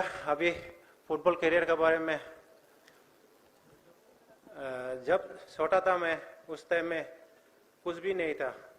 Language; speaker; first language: Hindi; non-native, local second language; Bodo